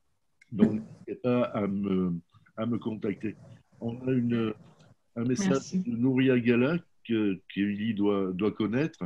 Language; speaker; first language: French; native; French